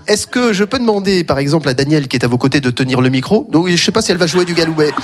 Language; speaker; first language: French; native; French